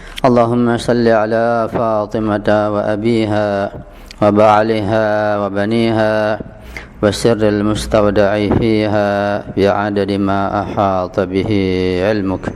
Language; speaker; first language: Arabic; non-native, fluent; Indonesian